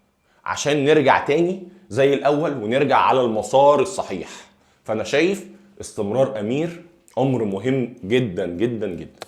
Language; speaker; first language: Arabic; native; Arabic